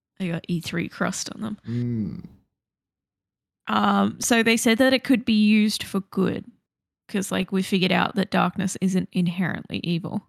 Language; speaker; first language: English; native; English